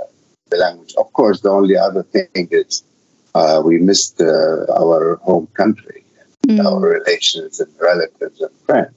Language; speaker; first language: English; non-native, fluent; Arabic